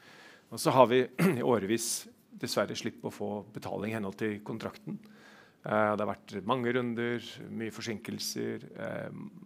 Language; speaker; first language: Norwegian; native; Norwegian